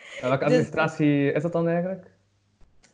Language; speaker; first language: Dutch; native; Dutch